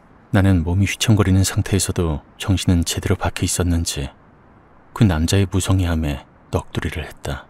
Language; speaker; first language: Korean; native; Korean